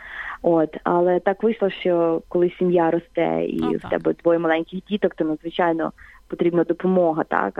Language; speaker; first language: Ukrainian; native; Ukrainian